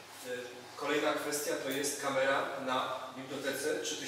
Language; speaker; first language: Polish; native; Polish